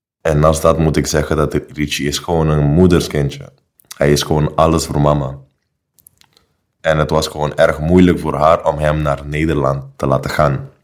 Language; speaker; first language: Dutch; non-native, local second language; Papiamento